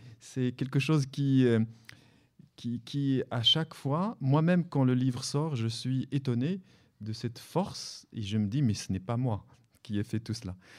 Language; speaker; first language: French; non-native, local second language; Arabic